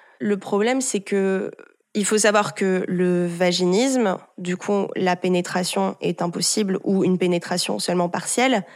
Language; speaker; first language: French; early bilingual, heritage; French